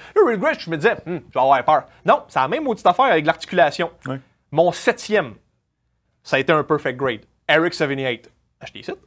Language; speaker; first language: French; native; French